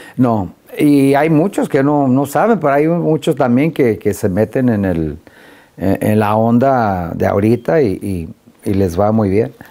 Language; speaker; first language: Spanish; early bilingual, heritage; Spanish